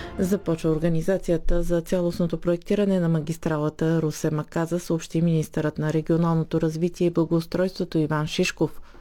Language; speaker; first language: Bulgarian; non-native, local second language; Turkish